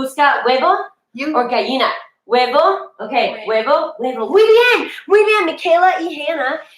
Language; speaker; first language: Spanish; non-native, fluent; English